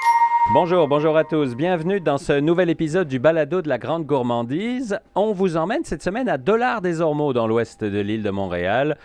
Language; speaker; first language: French; native; French